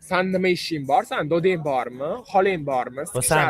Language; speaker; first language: Uzbek; non-native, local second language; Kara-Kalpak